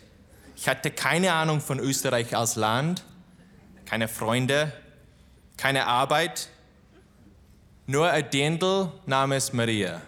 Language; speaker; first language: German; non-native, fluent; English